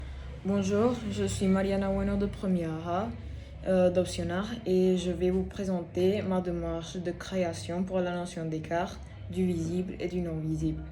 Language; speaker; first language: French; non-native, fluent; Spanish